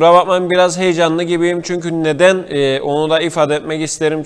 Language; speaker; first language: Turkish; native; Turkish